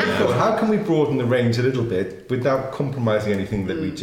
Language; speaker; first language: English; native; English